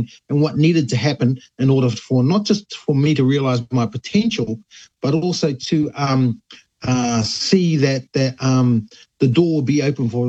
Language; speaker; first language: English; native; English